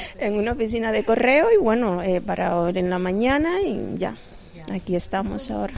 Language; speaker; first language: Spanish; native; Spanish